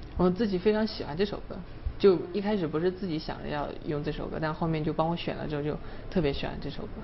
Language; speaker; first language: Chinese; native; Chinese